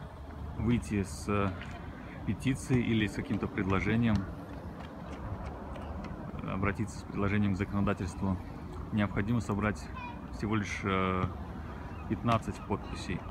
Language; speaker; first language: Russian; native; Russian